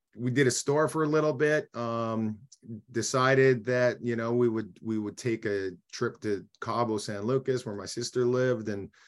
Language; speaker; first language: English; native; English